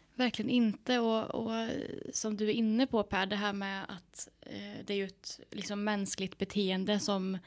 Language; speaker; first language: Swedish; native; Swedish